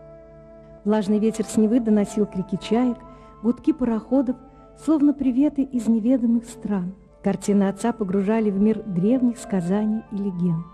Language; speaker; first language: Russian; native; Russian